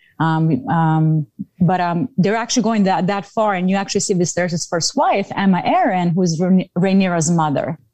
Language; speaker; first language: English; non-native, fluent; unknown